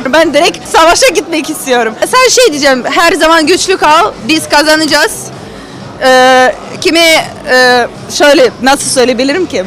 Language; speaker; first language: Turkish; non-native, fluent; Russian